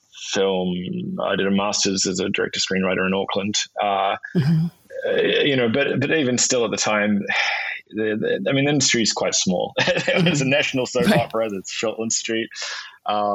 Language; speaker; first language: English; native; English